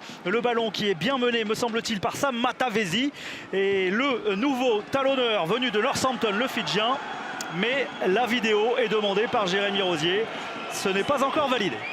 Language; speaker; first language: French; native; French